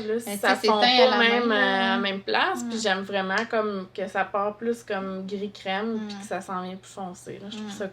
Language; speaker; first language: French; native; French